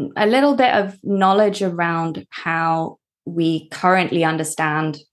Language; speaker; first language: English; early bilingual, other home language; Norwegian